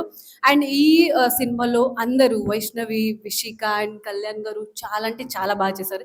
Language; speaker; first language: Telugu; non-native, local second language; Marathi